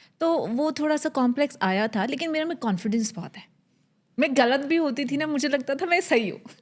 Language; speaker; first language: Hindi; native; Hindi